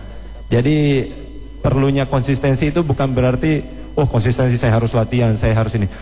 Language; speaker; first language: Indonesian; native; Indonesian